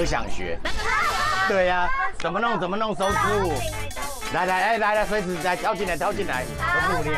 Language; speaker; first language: Chinese; native; Chinese